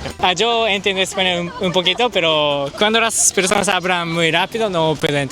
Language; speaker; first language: Spanish; non-native, learner; Japanese